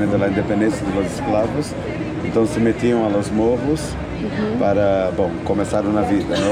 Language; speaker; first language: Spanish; non-native, fluent; Portuguese